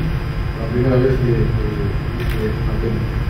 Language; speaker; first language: Spanish; non-native, learner; Portuguese